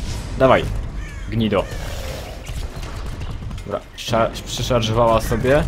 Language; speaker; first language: Polish; native; Polish